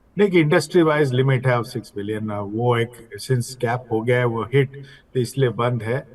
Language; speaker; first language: Hindi; non-native, local second language; Odia